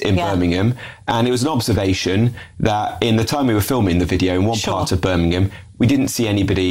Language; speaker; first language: English; native; English